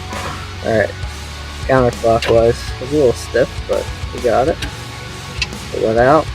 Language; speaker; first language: English; native; English